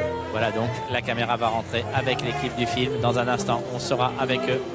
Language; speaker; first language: French; native; French